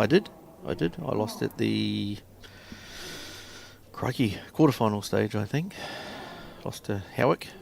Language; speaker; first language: English; native; English